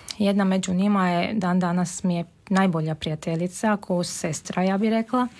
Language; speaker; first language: Serbian; non-native, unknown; Armenian